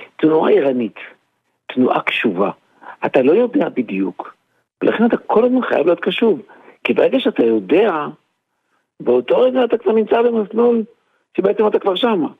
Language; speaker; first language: Hebrew; native; Hebrew